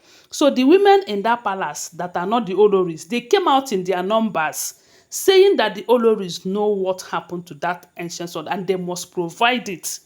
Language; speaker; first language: English; non-native, local second language; Yoruba